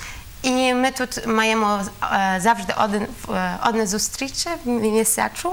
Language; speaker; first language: Ukrainian; non-native, learner; Polish